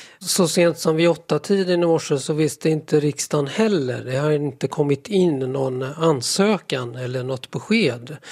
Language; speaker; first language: Swedish; native; Swedish